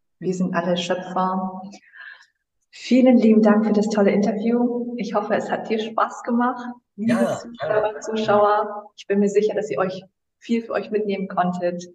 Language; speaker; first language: German; early bilingual, other home language; Vietnamese